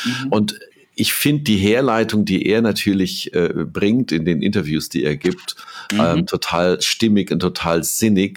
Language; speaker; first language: German; native; German